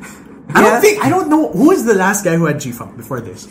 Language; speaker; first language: English; non-native, local second language; Filipino